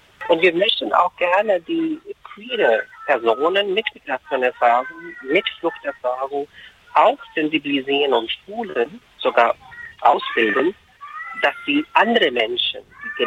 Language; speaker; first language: German; non-native, fluent; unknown